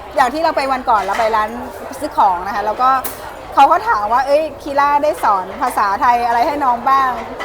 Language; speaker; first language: Thai; native; Thai